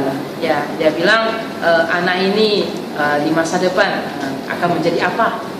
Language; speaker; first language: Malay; non-native, fluent; Chinese